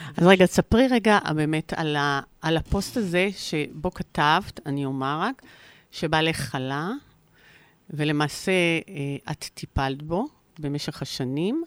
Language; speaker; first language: Hebrew; native; Hebrew